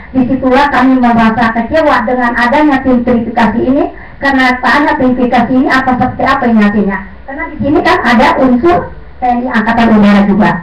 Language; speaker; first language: Indonesian; non-native, local second language; Sundanese